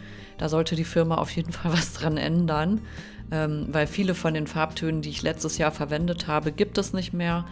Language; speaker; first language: German; native; German